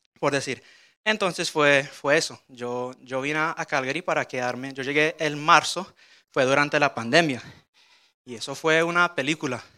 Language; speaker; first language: Spanish; early bilingual, heritage; Spanish